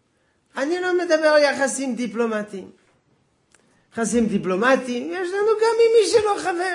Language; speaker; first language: Hebrew; non-native, fluent; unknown